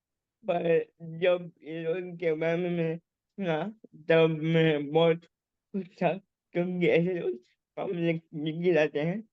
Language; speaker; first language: Hindi; early bilingual, heritage; Hindi